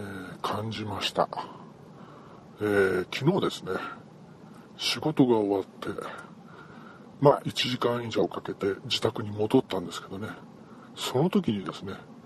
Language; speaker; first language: Japanese; native; Japanese